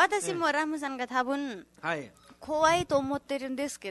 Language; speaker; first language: Japanese; non-native, learner; Nepali